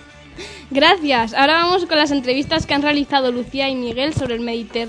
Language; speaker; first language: Spanish; native; Spanish